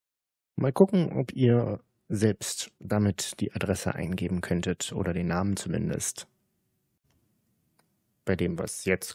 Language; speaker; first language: German; native; German